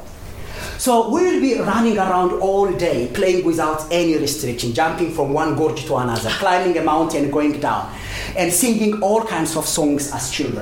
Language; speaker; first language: English; non-native, fluent; Amharic